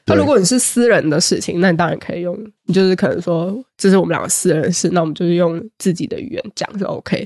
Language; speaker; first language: Chinese; native; Chinese